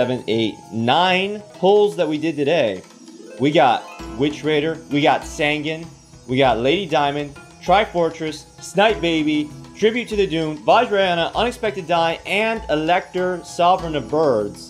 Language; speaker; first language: English; native; English